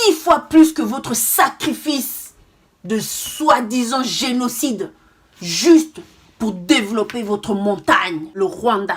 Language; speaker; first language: French; non-native, local second language; Kongo